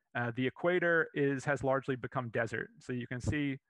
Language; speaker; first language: English; native; English